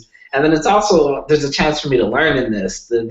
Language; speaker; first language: English; native; English